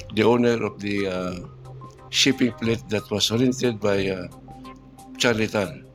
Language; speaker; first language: English; non-native, local second language; Cebuano